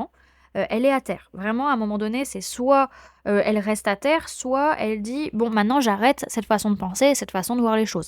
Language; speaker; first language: French; native; French